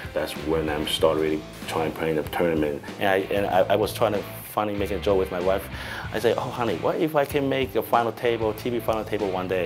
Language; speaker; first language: English; non-native, learner; Chinese